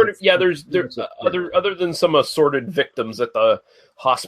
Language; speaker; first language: English; native; English